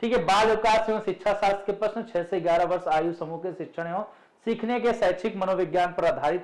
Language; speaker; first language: Hindi; native; Hindi